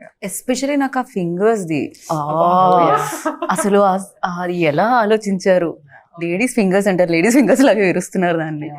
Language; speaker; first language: Telugu; native; Telugu